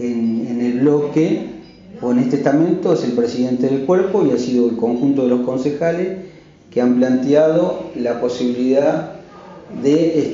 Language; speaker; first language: Spanish; native; Spanish